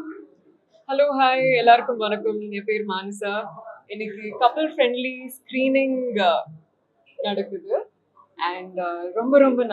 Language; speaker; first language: Tamil; non-native, learner; Telugu